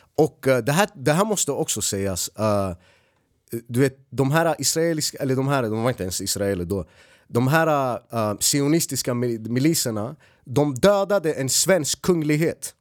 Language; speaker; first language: Swedish; early bilingual, other home language; Arabic